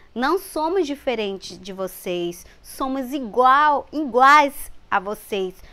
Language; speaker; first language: Portuguese; native; Portuguese